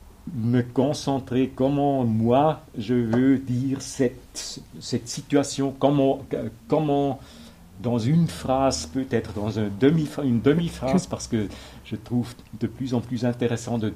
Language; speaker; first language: French; non-native, local second language; German